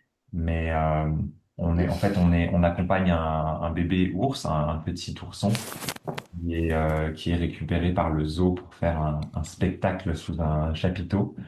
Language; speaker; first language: French; native; French